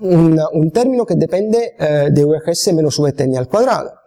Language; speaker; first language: Spanish; non-native, fluent; Italian